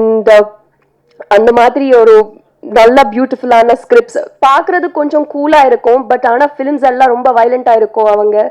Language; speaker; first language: Tamil; non-native, learner; Telugu